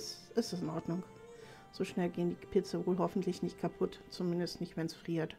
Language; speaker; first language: German; native; German